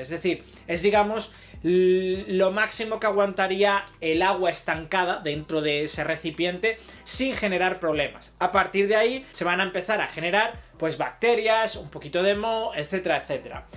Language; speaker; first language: Spanish; native; Spanish